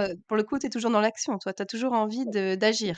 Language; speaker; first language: French; native; French